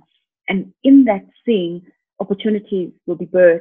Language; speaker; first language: English; non-native, local second language; Xhosa